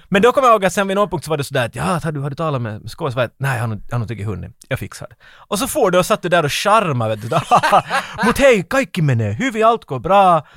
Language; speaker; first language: Swedish; native; Swedish